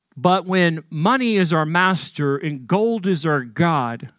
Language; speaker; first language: English; native; English